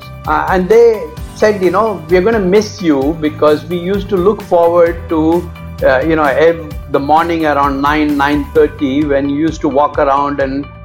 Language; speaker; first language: English; non-native, local second language; Tamil